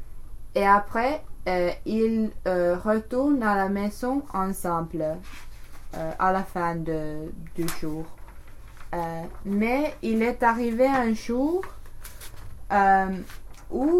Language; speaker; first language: French; non-native, learner; English